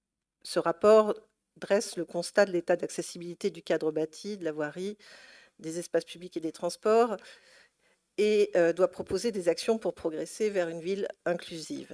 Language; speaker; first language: French; native; French